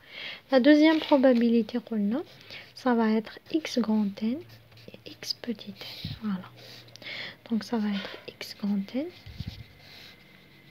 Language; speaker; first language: French; non-native, local second language; Arabic